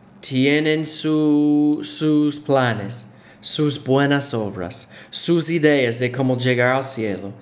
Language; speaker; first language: Spanish; non-native, fluent; English